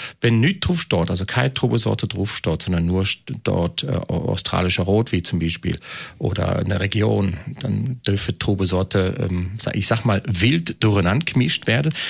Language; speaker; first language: German; native; German